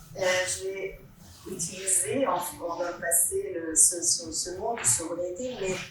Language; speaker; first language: French; non-native, fluent; Italian